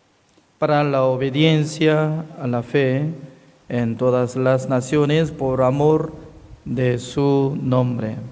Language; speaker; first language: Spanish; non-native, fluent; Korean